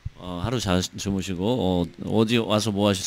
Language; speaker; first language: Korean; native; Korean